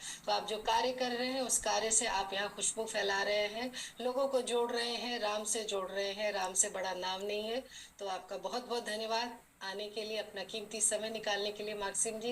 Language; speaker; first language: Hindi; native; Hindi